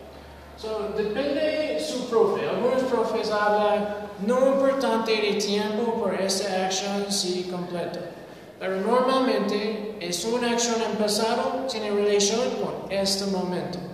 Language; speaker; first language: Spanish; non-native, learner; English